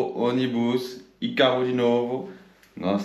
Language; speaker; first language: Portuguese; non-native, fluent; French